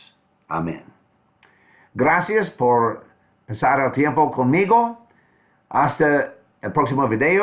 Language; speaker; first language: Spanish; non-native, fluent; English